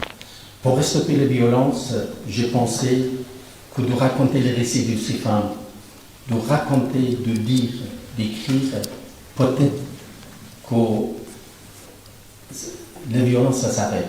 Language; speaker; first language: French; non-native, fluent; Persian